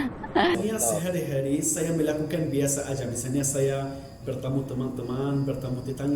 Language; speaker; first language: Indonesian; non-native, fluent; Arabic